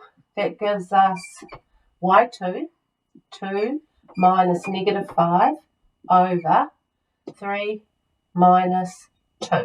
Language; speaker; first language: English; native; English